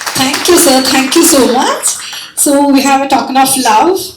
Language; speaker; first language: English; non-native, local second language; Malayalam